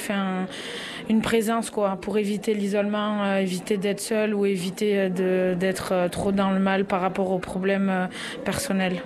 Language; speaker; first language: French; native; French